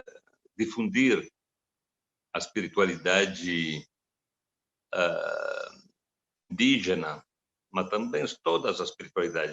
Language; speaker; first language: Portuguese; non-native, fluent; Italian